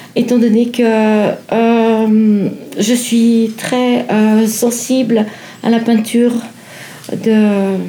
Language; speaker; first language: French; native; French